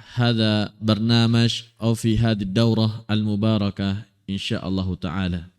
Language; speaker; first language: Arabic; non-native, fluent; Indonesian